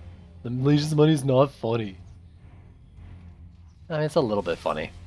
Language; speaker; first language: English; native; English